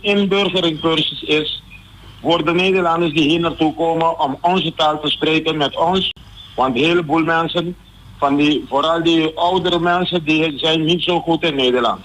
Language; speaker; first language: Dutch; non-native, local second language; Papiamento